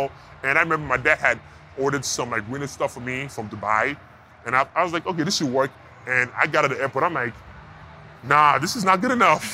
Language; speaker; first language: English; non-native, local second language; Yoruba